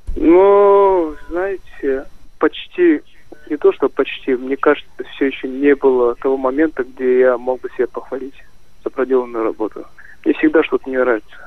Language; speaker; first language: Russian; non-native, local second language; Kazakh